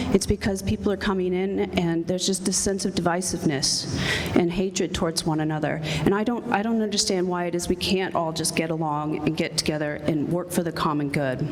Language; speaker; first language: English; native; English